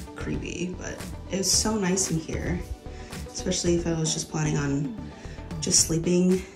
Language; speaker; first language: English; native; English